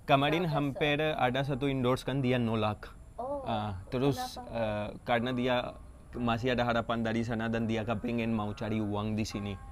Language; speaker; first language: Indonesian; non-native, fluent; Urdu